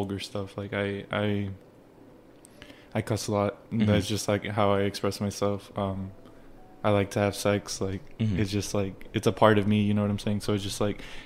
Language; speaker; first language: English; early bilingual, other home language; Spanish